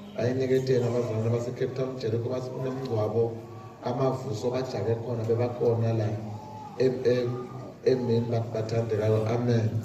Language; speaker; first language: Zulu; non-native, local second language; Swati